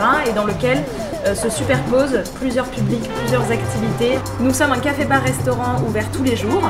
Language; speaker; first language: French; native; French